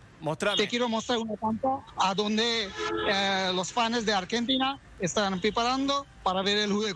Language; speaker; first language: Spanish; non-native, fluent; Bangla